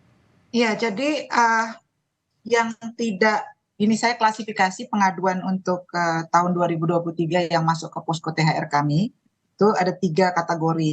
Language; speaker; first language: Indonesian; native; Indonesian